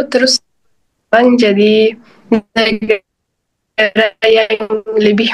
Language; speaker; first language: Indonesian; non-native, fluent; Uzbek